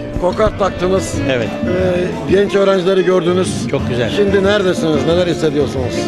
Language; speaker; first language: Turkish; native; Turkish